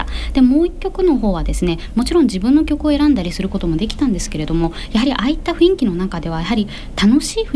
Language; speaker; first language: Japanese; native; Japanese